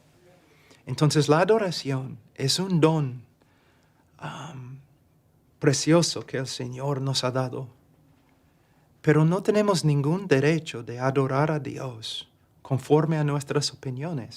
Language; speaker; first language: Spanish; non-native, fluent; English